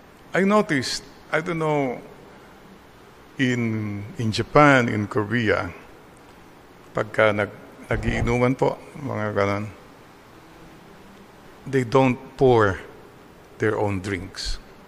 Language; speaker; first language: English; non-native, local second language; Filipino